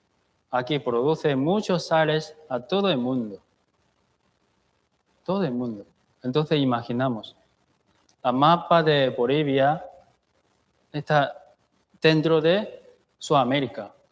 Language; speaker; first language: Spanish; non-native, fluent; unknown